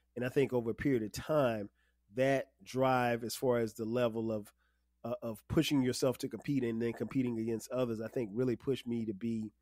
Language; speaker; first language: English; native; English